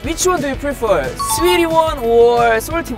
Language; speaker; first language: English; non-native, learner; Korean